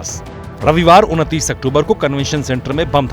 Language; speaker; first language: Hindi; native; Hindi